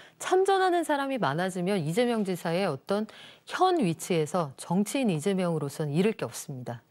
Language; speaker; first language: Korean; native; Korean